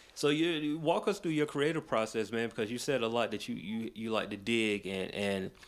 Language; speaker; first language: English; native; English